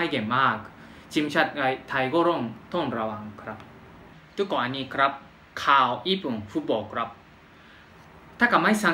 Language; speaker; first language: Thai; non-native, fluent; Japanese